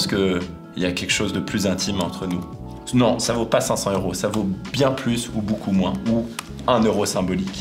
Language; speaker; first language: French; native; French